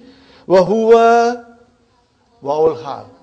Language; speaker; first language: Arabic; non-native, fluent; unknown